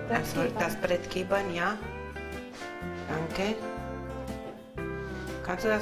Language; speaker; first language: German; non-native, local second language; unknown